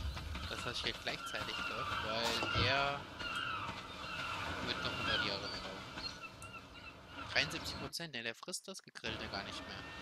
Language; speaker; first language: German; native; German